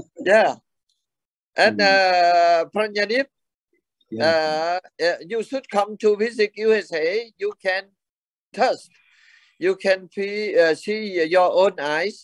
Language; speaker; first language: English; non-native, learner; Vietnamese